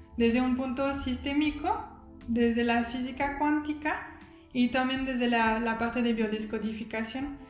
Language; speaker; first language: Spanish; non-native, fluent; French